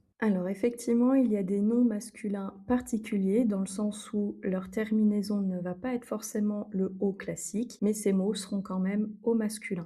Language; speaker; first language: French; native; French